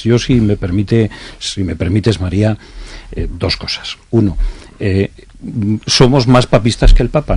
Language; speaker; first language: Spanish; native; Spanish